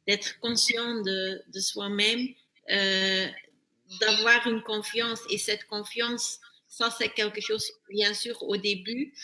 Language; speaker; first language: French; non-native, fluent; Dutch